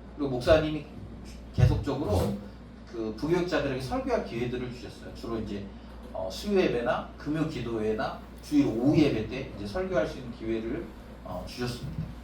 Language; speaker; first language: Korean; native; Korean